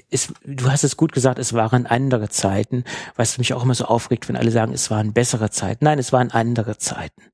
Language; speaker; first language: German; native; German